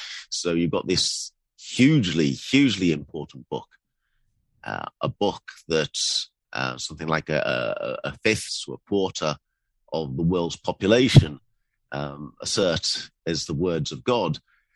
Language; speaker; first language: English; native; English